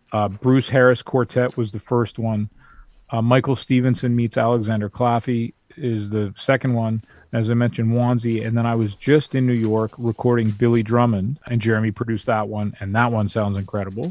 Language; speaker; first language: English; native; English